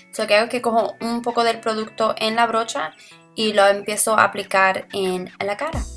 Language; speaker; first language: Spanish; early bilingual, heritage; Spanish